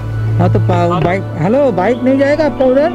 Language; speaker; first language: Hindi; non-native, local second language; Bangla